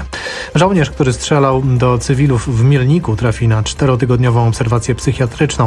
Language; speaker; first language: Polish; native; Polish